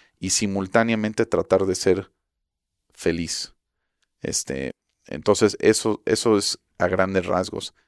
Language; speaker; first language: Spanish; early bilingual, heritage; Spanish